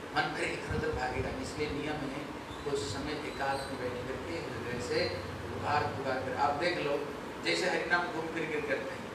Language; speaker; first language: Hindi; non-native, local second language; Bangla